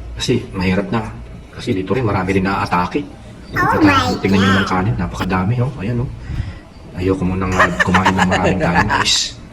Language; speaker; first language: Filipino; non-native, local second language; Pampanga